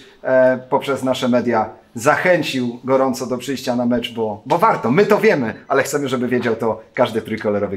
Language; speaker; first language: Polish; native; Polish